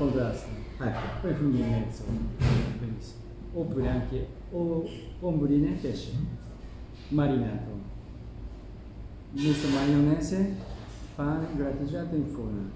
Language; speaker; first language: Italian; non-native, learner; Japanese